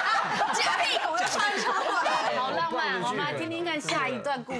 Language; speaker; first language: Chinese; native; Chinese